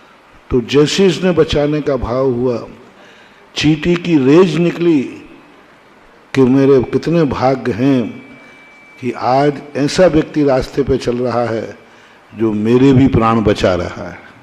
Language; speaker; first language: Hindi; native; Hindi